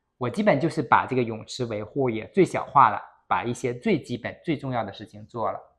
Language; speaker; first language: Chinese; native; Chinese